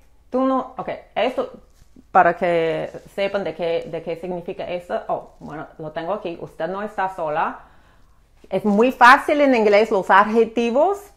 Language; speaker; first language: Spanish; non-native, fluent; English